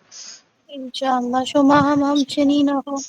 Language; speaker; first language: Persian; non-native, learner; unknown